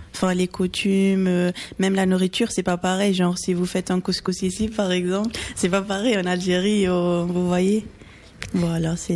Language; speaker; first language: French; non-native, fluent; Portuguese